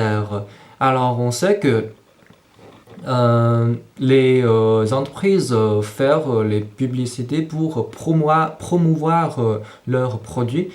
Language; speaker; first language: French; non-native, fluent; Chinese